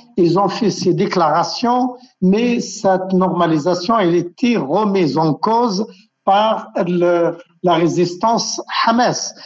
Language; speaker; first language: French; non-native, local second language; Arabic